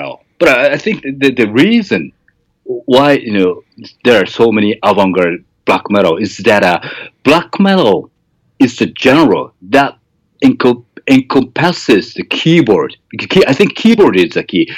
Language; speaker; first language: English; non-native, fluent; Japanese